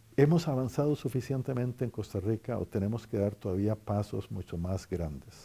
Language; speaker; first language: Spanish; native; Spanish